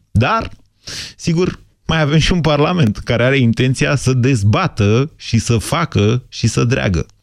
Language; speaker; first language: Romanian; native; Romanian